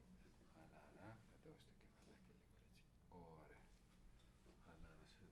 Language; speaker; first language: Greek; native; Greek